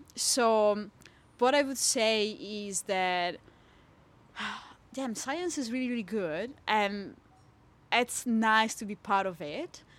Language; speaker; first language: English; non-native, fluent; Italian